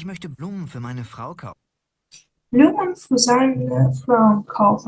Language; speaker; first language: German; non-native, fluent; Ukrainian